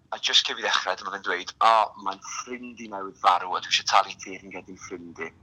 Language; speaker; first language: Welsh; native; Welsh